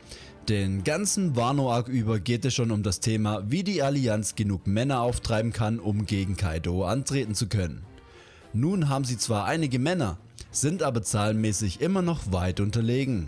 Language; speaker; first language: German; native; German